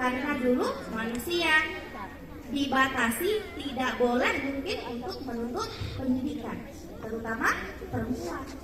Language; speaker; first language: Indonesian; native; Indonesian